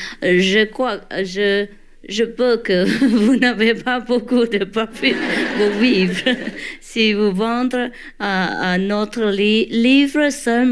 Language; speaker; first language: French; non-native, learner; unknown